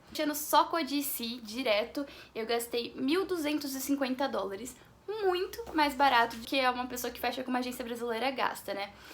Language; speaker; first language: Portuguese; native; Portuguese